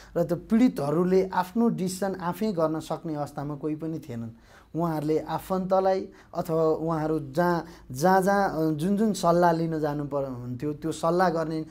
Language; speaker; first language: Nepali; native; Nepali